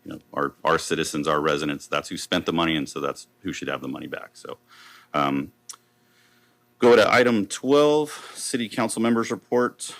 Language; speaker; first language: English; native; English